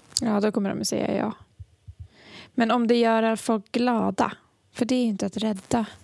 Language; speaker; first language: Swedish; native; Swedish